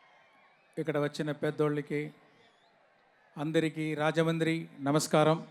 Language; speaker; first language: Telugu; non-native, local second language; Tamil